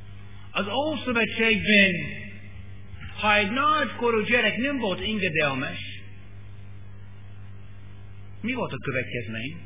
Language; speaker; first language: Hungarian; non-native, learner; English